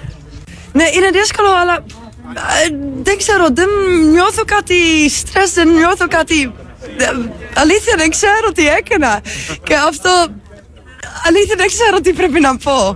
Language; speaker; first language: Greek; non-native, learner; Dutch